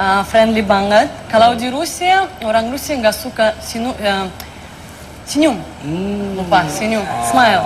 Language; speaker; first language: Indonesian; non-native, learner; Russian